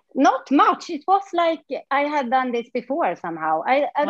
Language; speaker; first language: English; non-native, fluent; Swedish